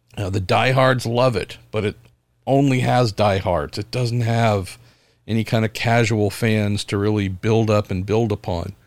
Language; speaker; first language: English; native; English